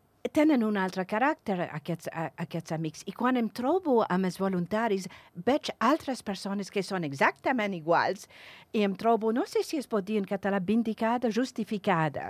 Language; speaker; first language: Catalan; non-native, fluent; English